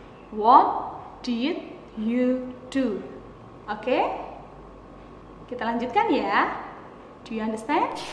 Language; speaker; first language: English; non-native, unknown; Indonesian